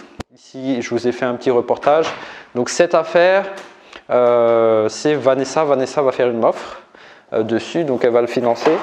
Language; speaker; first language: French; native; French